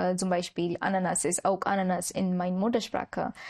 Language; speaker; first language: German; non-native, learner; Marathi